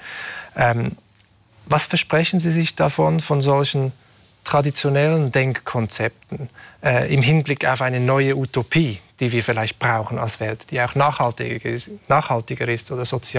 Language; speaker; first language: German; native; German